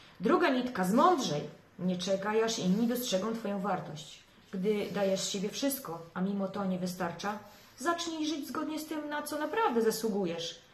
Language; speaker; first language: Polish; native; Polish